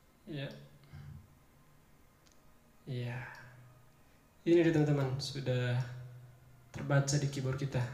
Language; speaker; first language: Indonesian; native; Indonesian